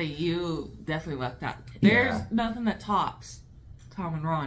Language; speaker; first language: English; native; English